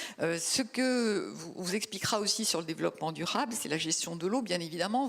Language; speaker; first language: French; native; French